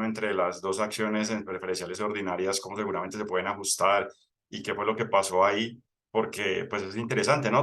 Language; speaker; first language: Spanish; native; Spanish